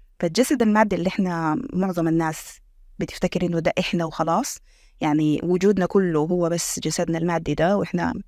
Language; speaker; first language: Arabic; native; Arabic